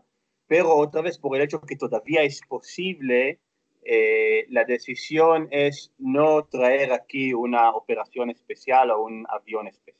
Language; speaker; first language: Spanish; non-native, fluent; Hebrew